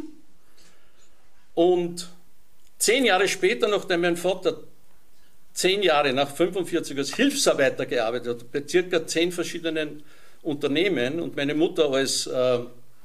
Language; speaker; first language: German; native; German